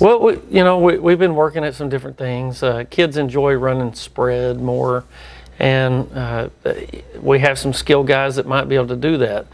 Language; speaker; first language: English; native; English